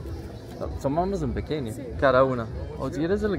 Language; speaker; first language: Spanish; non-native, learner; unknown